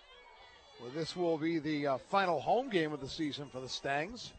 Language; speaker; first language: English; native; English